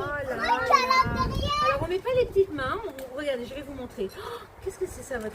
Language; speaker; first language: French; native; French